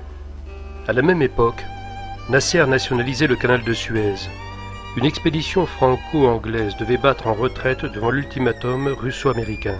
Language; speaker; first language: French; native; French